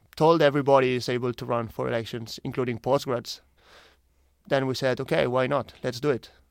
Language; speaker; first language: English; non-native, fluent; Spanish